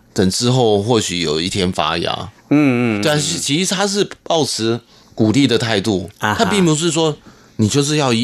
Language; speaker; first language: Chinese; non-native, local second language; Hakka Chinese